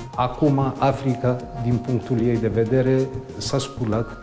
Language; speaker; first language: Romanian; non-native, fluent; Arabic